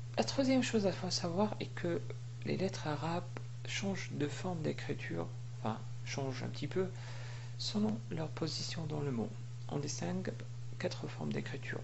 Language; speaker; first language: French; native; French